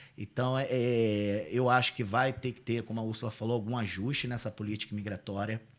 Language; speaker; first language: Portuguese; native; Portuguese